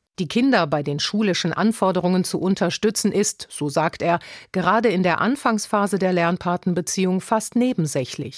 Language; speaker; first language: German; native; German